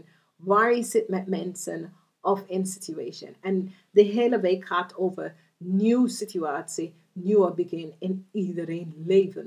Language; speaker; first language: Dutch; non-native, fluent; English